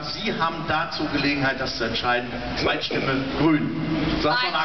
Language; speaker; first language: German; native; German